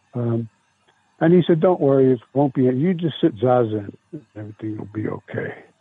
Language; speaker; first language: English; early bilingual, other home language; Italian